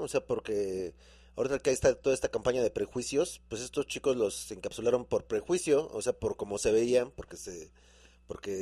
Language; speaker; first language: Spanish; native; Spanish